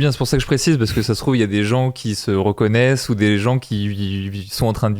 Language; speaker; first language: French; native; French